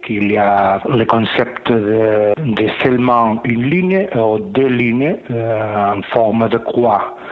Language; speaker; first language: French; non-native, learner; Catalan